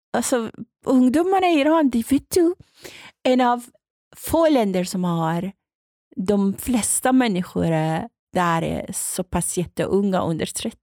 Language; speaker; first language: Swedish; non-native, fluent; Persian